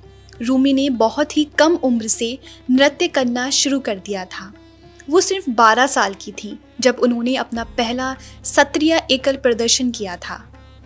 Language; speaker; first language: Hindi; native; Hindi